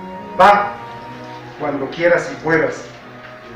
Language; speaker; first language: Spanish; native; Spanish